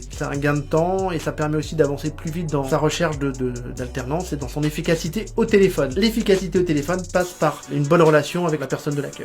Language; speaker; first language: French; native; French